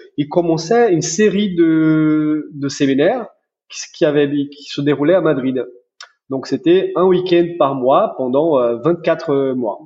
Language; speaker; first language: French; non-native, fluent; Portuguese